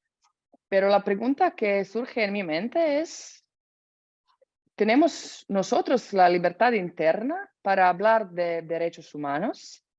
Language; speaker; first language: Spanish; non-native, fluent; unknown